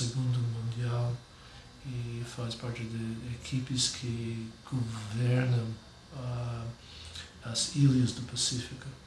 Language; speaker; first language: Portuguese; non-native, fluent; English